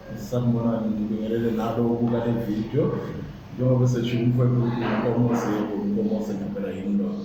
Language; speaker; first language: Zulu; native; Zulu